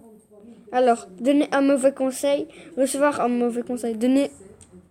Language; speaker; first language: French; native; French